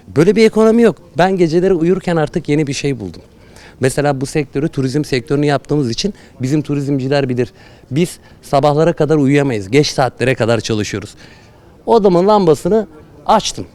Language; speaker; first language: Turkish; native; Turkish